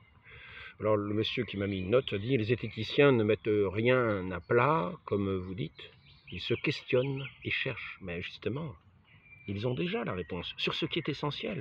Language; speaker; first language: French; native; French